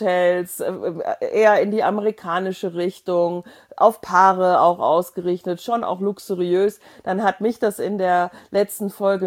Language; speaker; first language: German; native; German